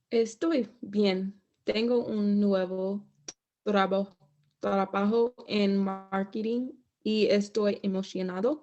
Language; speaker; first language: Spanish; non-native, learner; English